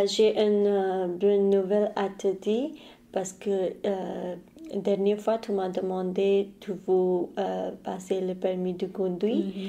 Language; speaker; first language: French; non-native, learner; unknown